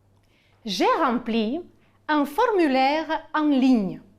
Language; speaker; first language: French; non-native, fluent; Ukrainian